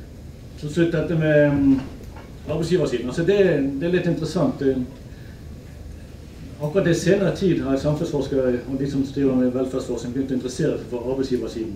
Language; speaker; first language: Norwegian; native; Norwegian